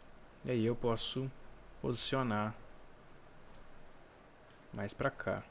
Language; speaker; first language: Portuguese; native; Portuguese